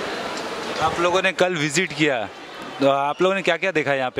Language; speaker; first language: Hindi; native; Hindi